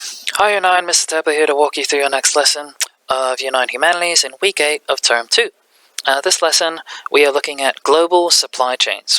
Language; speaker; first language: English; native; English